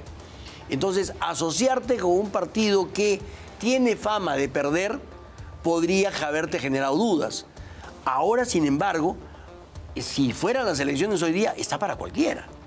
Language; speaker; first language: Spanish; native; Spanish